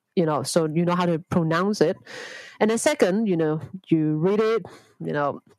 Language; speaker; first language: English; non-native, local second language; Cantonese